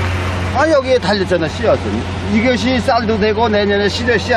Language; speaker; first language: Korean; native; Korean